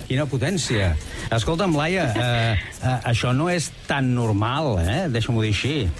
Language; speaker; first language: Catalan; native; Catalan